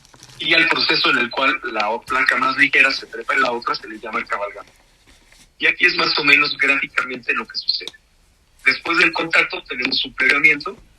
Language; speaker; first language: Spanish; native; Spanish